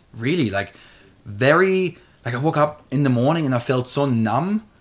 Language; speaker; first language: English; non-native, fluent; German